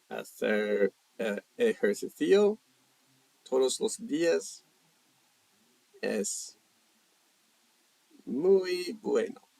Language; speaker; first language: Spanish; non-native, learner; English